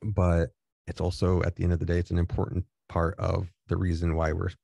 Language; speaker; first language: English; native; English